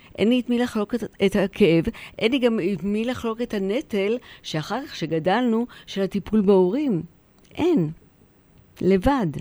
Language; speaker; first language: Hebrew; early bilingual, other home language; Polish